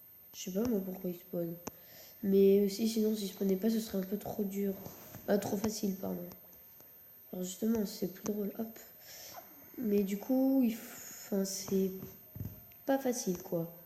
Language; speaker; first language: French; native; French